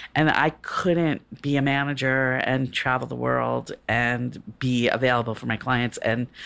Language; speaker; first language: English; native; English